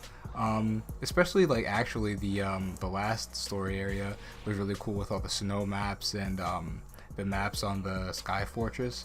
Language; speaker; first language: English; native; English